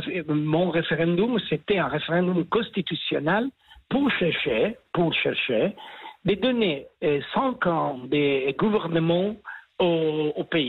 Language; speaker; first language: French; non-native, fluent; Italian